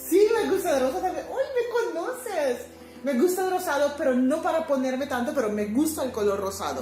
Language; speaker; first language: Spanish; non-native, fluent; Papiamento